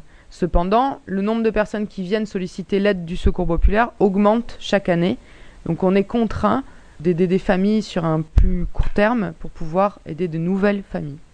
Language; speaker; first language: French; native; French